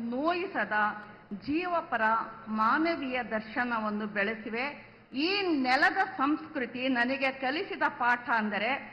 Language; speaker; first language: Kannada; non-native, local second language; Urdu